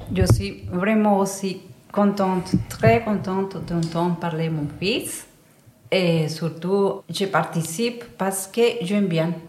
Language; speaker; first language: French; non-native, learner; Spanish